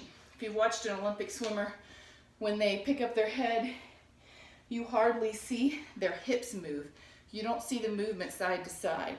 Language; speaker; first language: English; native; English